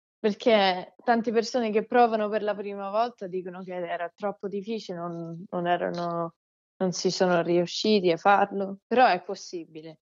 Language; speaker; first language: Italian; early bilingual, heritage; Italian